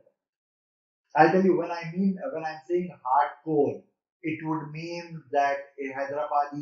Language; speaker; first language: English; non-native, local second language; Persian